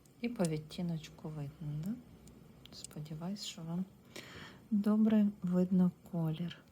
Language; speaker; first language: Ukrainian; non-native, local second language; Russian